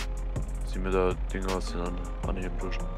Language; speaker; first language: German; native; German